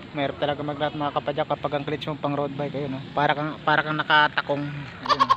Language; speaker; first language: Filipino; native; Filipino